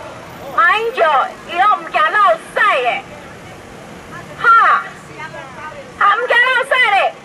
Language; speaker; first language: Chinese; non-native, local second language; Min Nan Chinese